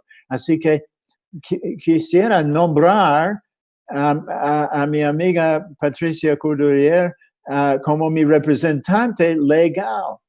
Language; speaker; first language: Spanish; non-native, fluent; English